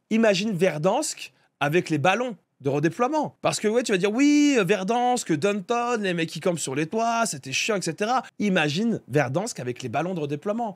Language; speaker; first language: French; native; French